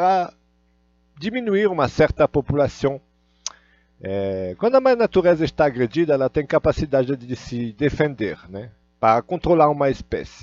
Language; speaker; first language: Portuguese; non-native, fluent; Russian